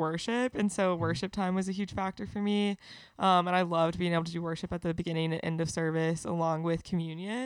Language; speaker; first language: English; native; English